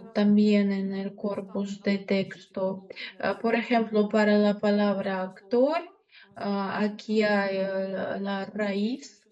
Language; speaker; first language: Spanish; non-native, fluent; Russian